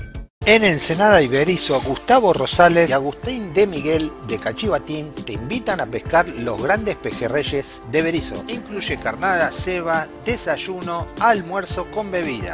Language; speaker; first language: Spanish; native; Spanish